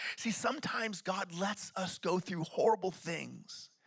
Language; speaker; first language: English; native; English